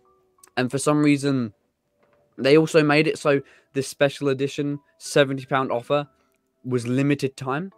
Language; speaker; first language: English; native; English